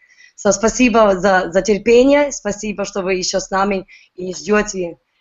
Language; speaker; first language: Russian; early bilingual, heritage; Russian